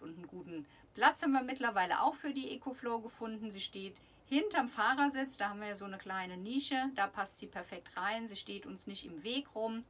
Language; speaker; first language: German; native; German